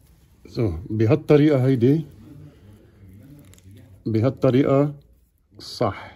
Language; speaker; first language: Arabic; native; Arabic